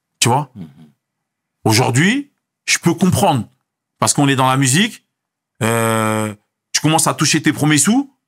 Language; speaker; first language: French; early bilingual, other home language; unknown